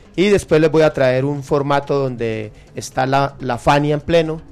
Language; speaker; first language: Spanish; native; Spanish